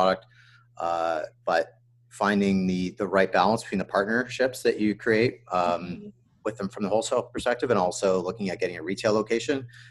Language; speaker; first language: English; native; English